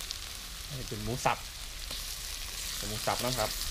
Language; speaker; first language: Thai; non-native, local second language; Northeastern Thai